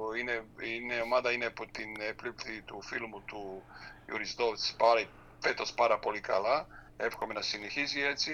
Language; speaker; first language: Greek; non-native, fluent; Serbian